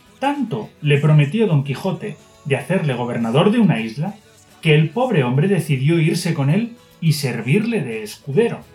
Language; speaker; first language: Spanish; native; Spanish